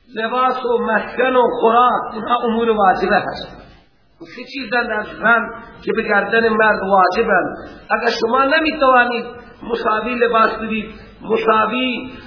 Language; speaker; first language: Persian; non-native, local second language; Baluchi